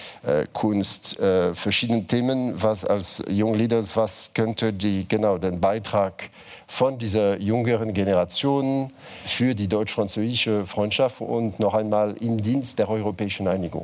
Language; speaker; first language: German; non-native, fluent; French